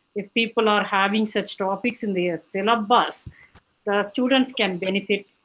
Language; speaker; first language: English; non-native, local second language; Tamil